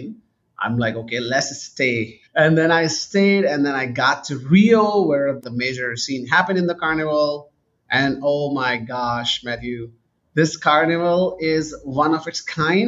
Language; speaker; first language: English; non-native, local second language; Urdu